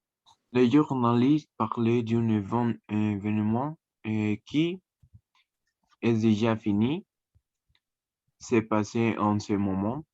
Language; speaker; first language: French; non-native, learner; Spanish